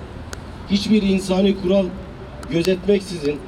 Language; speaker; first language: Turkish; native; Turkish